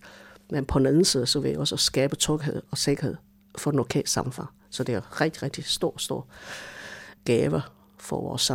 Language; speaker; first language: Danish; non-native, fluent; Chinese